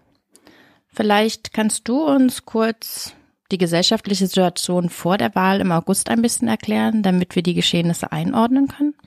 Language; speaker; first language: German; native; German